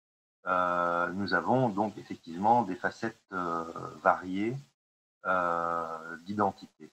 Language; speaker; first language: French; non-native, local second language; Arabic